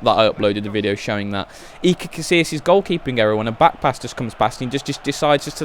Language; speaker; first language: English; native; English